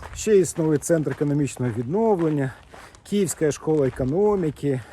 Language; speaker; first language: Ukrainian; native; Ukrainian